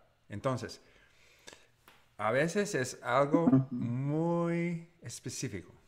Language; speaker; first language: Spanish; non-native, learner; English